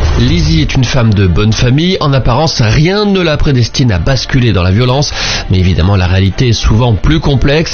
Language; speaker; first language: French; native; French